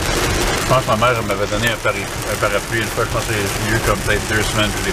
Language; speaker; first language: French; non-native, local second language; English